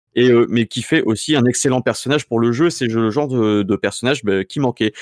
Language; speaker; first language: French; native; French